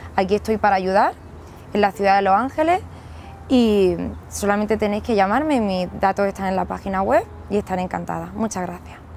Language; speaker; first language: Spanish; native; Spanish